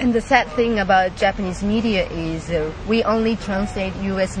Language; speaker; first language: English; non-native, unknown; Japanese